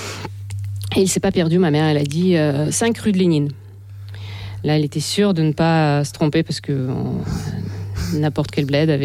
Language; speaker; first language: French; non-native, fluent; Russian